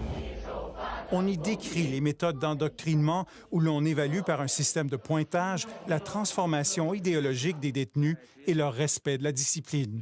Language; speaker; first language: French; native; French